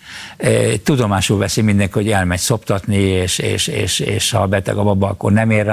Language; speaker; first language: Hungarian; native; Hungarian